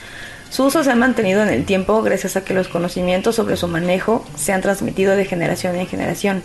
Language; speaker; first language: Spanish; native; Spanish